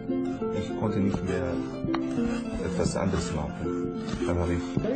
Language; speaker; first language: German; non-native, fluent; Korean